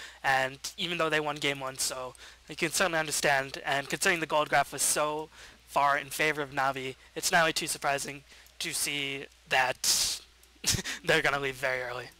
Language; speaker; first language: English; native; English